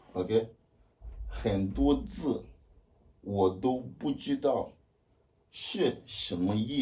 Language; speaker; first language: Chinese; non-native, learner; French